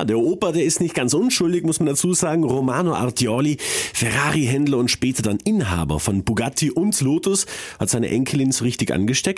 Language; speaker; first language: German; native; German